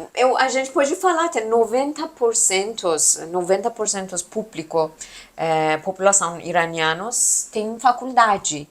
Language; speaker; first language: Portuguese; non-native, learner; Persian